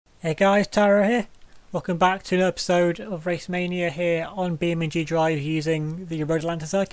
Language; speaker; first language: English; native; English